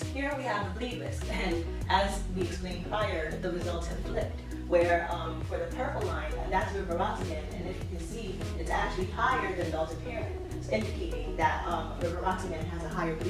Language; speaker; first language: English; native; English